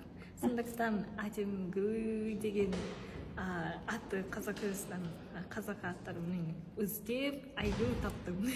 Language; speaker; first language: Kazakh; non-native, learner; Japanese